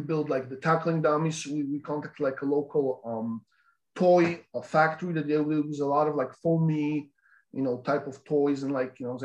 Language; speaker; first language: English; non-native, fluent; Polish